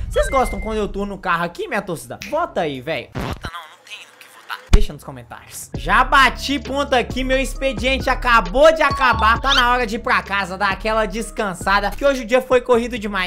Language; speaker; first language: Portuguese; native; Portuguese